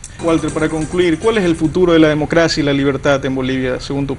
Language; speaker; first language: Spanish; native; Spanish